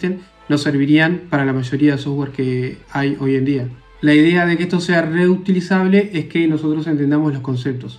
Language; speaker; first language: Spanish; native; Spanish